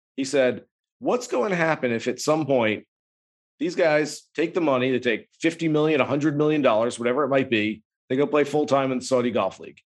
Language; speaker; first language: English; native; English